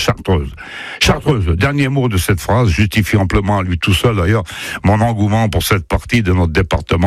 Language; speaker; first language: French; native; French